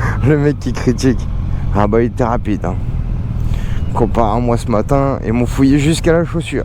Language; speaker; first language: French; native; French